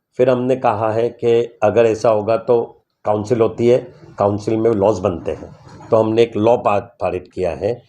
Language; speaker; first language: Hindi; non-native, local second language; Gujarati